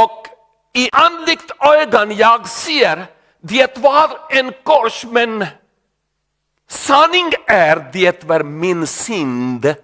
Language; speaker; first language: Swedish; non-native, learner; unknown